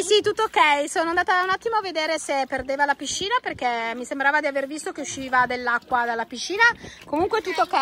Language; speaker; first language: Italian; native; Italian